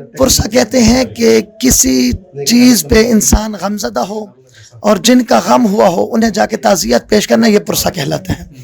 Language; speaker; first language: Urdu; native; Urdu